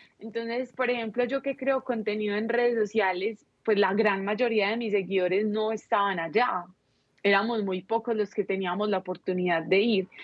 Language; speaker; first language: Spanish; native; Spanish